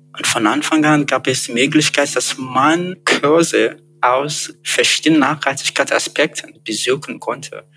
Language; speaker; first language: German; non-native, fluent; Yoruba